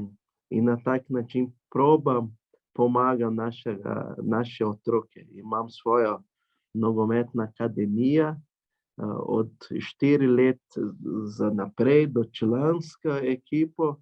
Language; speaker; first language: Slovenian; non-native, learner; Portuguese